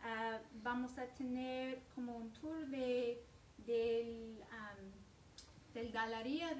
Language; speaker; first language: Spanish; non-native, fluent; English